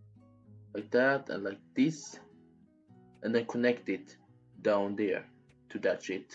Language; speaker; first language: English; non-native, fluent; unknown